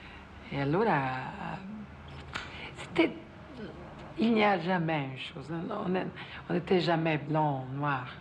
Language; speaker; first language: French; non-native, fluent; Italian